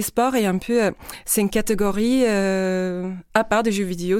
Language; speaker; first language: French; non-native, fluent; English